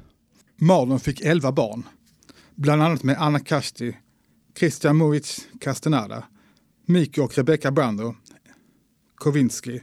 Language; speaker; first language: Swedish; native; Swedish